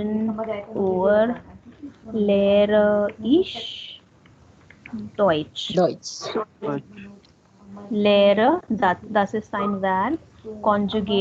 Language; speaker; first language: German; non-native, learner; Hindi